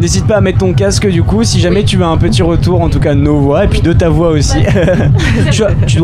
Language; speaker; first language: French; native; French